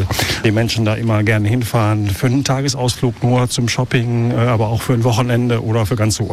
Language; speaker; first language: German; native; German